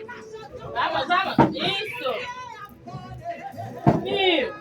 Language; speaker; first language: Portuguese; non-native, learner; Haitian Creole